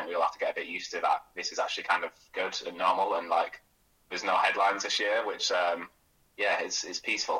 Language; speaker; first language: English; native; English